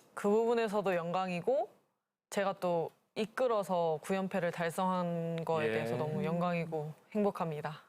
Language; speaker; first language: Korean; native; Korean